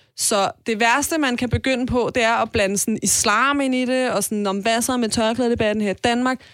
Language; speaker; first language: Danish; early bilingual, other home language; Persian